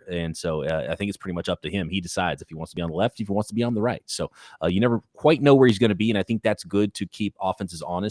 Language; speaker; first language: English; native; English